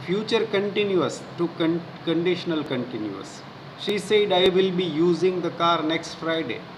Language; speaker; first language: English; non-native, local second language; Gujarati